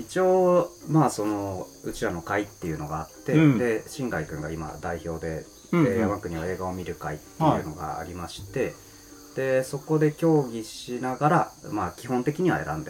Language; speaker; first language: Japanese; native; Japanese